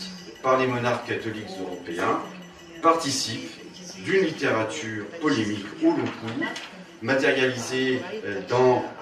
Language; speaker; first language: French; native; French